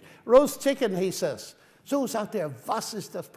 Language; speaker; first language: German; non-native, fluent; English